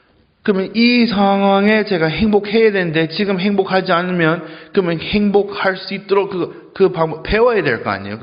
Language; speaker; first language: Korean; non-native, fluent; English